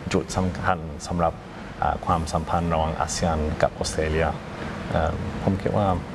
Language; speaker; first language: Thai; non-native, fluent; English